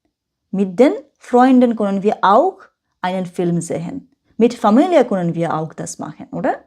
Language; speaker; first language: German; non-native, learner; Bangla